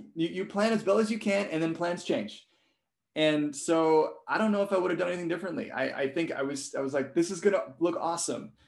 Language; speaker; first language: English; non-native, local second language; Cantonese